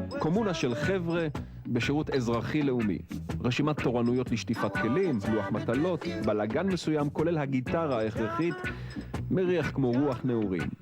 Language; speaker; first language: Hebrew; native; Hebrew